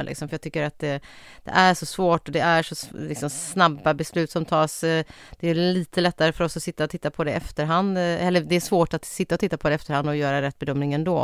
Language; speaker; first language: Swedish; native; Swedish